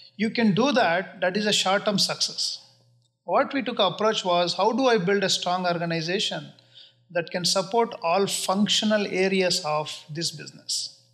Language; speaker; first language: English; non-native, local second language; Kannada